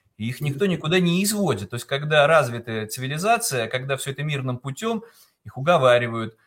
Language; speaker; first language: Russian; native; Russian